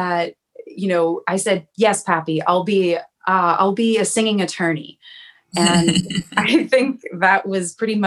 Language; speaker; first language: English; native; English